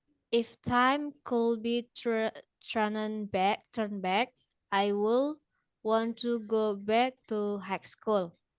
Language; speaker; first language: English; non-native, learner; Indonesian